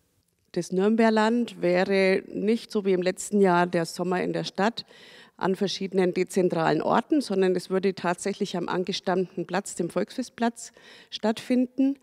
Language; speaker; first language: German; native; German